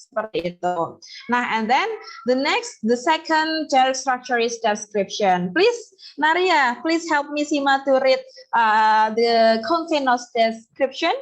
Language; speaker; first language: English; non-native, learner; Indonesian